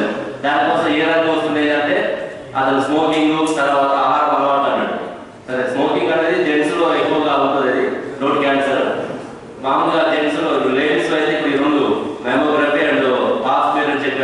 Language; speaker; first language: Telugu; native; Telugu